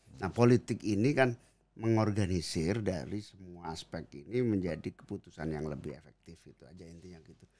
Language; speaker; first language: Indonesian; native; Indonesian